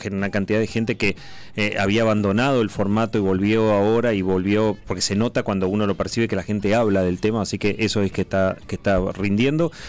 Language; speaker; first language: Spanish; native; Spanish